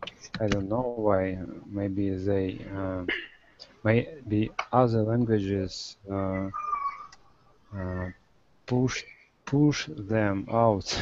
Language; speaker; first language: English; non-native, learner; Russian